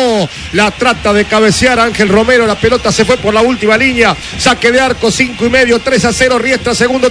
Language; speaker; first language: Spanish; native; Spanish